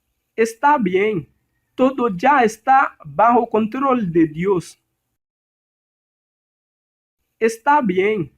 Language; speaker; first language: Spanish; non-native, learner; Haitian Creole